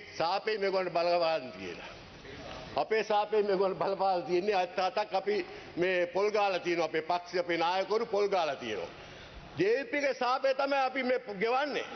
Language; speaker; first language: Sinhala; native; Sinhala